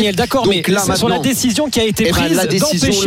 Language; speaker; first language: French; native; French